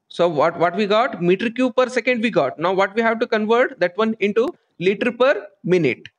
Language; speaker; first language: English; non-native, local second language; Kannada